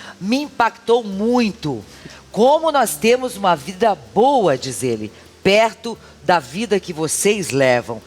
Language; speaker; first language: Portuguese; native; Portuguese